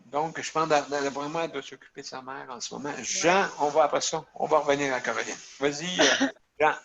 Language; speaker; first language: French; native; French